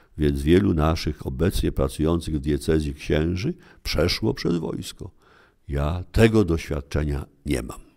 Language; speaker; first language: Polish; native; Polish